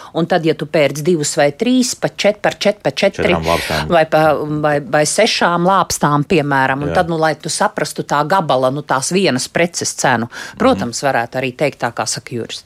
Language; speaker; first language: Latvian; native; Latvian